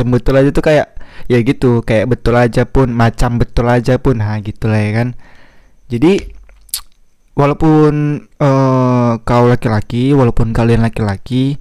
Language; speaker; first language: Indonesian; native; Indonesian